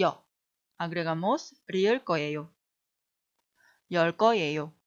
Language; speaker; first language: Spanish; non-native, fluent; Korean